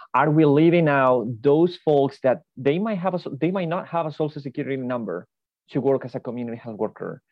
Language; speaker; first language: English; non-native, fluent; Spanish